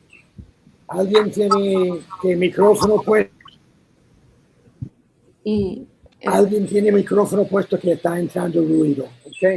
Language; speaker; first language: Spanish; non-native, learner; English